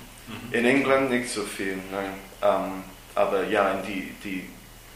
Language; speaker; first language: German; non-native, learner; English